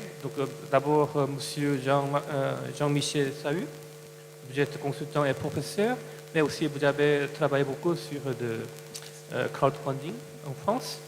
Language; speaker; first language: French; non-native, fluent; Korean